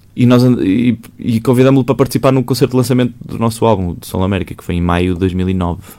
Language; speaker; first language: Portuguese; native; Portuguese